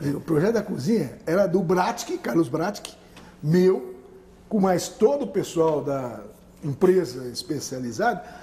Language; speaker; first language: Portuguese; native; Portuguese